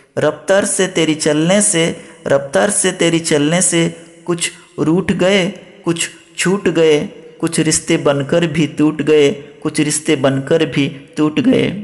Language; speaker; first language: Hindi; non-native, local second language; Odia